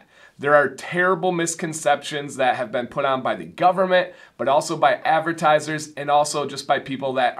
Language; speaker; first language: English; native; English